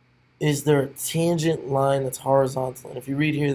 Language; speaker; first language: English; native; English